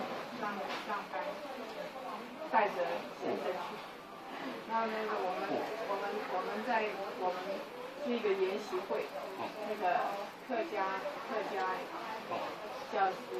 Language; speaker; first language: Chinese; native; Chinese